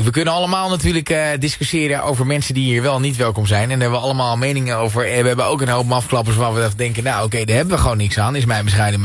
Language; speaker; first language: Dutch; native; Dutch